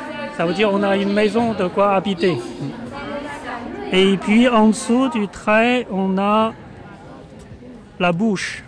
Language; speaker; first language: French; non-native, fluent; Chinese